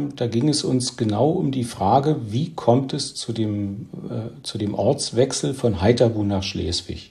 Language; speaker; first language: German; native; German